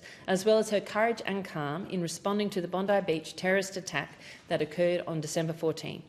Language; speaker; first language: English; native; English